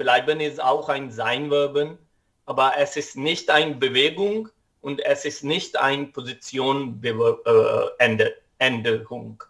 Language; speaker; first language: German; non-native, learner; Urdu